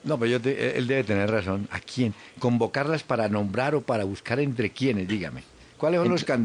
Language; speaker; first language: Spanish; native; Spanish